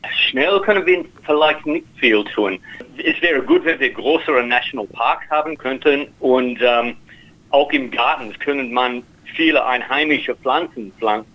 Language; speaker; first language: German; non-native, learner; English